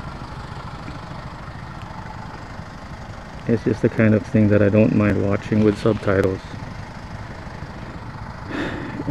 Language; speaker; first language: English; non-native, local second language; Filipino